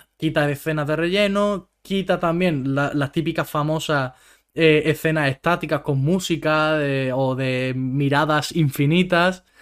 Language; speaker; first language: Spanish; native; Spanish